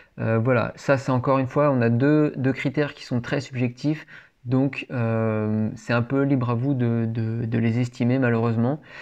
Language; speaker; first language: French; native; French